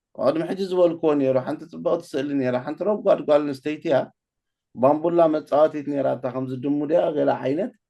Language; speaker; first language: Tigrinya; native; Tigrinya